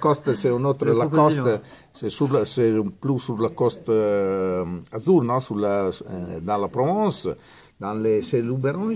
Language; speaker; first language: French; non-native, learner; Italian